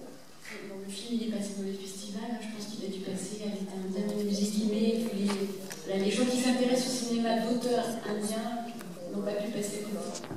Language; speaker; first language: French; native; French